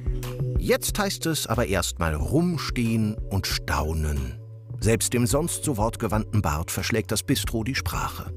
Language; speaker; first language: German; native; German